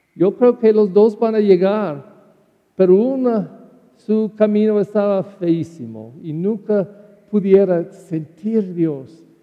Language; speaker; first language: Spanish; non-native, learner; English